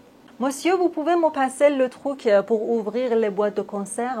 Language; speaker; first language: French; native; French